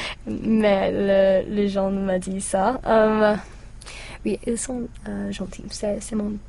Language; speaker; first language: French; non-native, learner; English